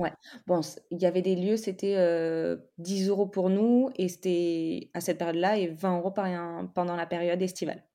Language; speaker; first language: French; native; French